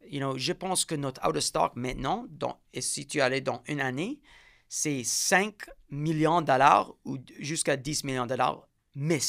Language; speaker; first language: French; non-native, learner; English